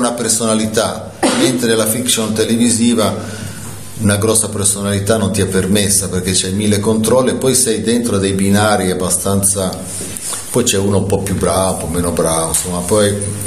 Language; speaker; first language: Italian; native; Italian